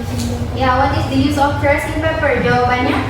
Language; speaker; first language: English; non-native, learner; Indonesian